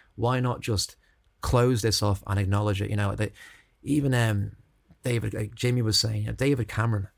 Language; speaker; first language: English; native; English